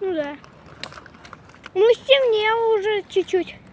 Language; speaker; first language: Russian; native; Russian